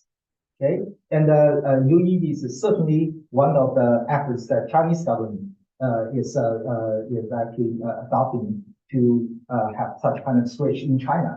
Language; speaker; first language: English; non-native, fluent; Chinese